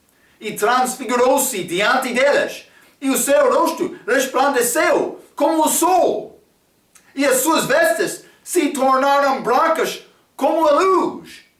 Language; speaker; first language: Portuguese; non-native, fluent; English